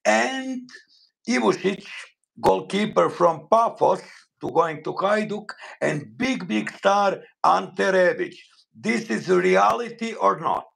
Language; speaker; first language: English; non-native, learner; Bosnian